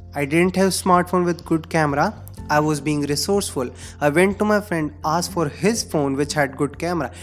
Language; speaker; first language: English; non-native, local second language; Hindi